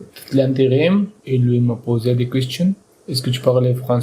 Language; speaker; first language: French; non-native, learner; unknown